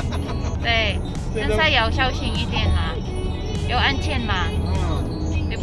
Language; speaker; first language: Chinese; non-native, learner; Filipino